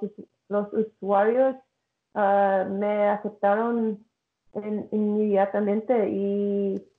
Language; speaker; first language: Spanish; early bilingual, heritage; English